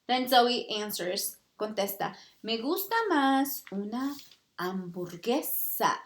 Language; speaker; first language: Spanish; early bilingual, heritage; Spanish